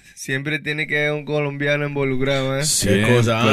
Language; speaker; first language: Spanish; early bilingual, heritage; Spanish